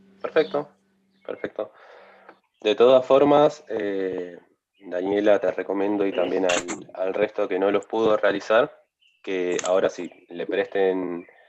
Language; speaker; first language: Spanish; native; Spanish